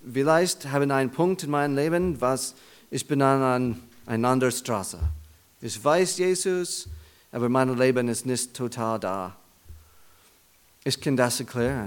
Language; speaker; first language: German; non-native, learner; English